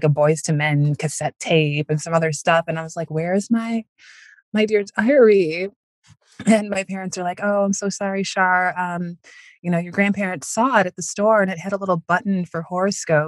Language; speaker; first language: English; native; English